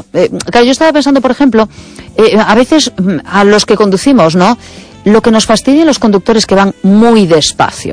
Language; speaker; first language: Spanish; native; Spanish